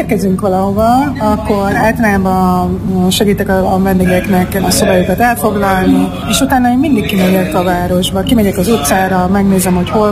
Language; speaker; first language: Hungarian; native; Hungarian